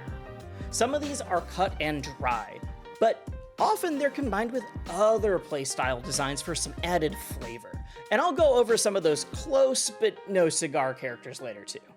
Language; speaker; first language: English; native; English